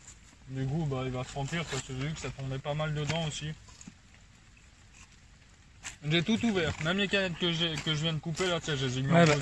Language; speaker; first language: French; native; French